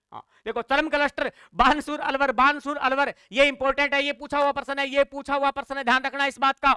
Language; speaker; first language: Hindi; native; Hindi